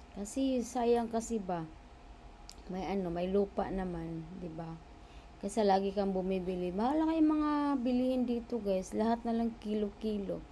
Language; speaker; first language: Filipino; non-native, local second language; Cebuano